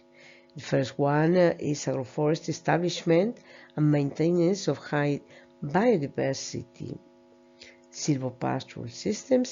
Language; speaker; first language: English; non-native, fluent; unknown